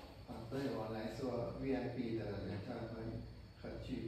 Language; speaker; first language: Chinese; non-native, learner; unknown